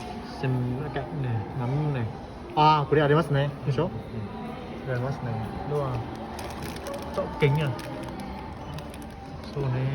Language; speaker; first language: Japanese; non-native, learner; Hmong